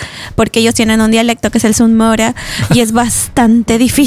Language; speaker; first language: Spanish; native; Spanish